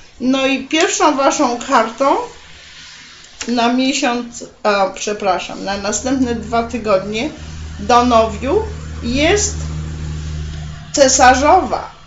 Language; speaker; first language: Polish; native; Polish